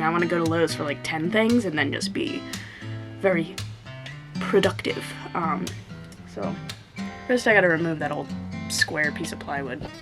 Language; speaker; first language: English; native; English